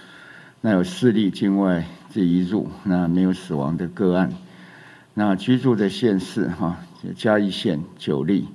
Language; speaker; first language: Chinese; native; Chinese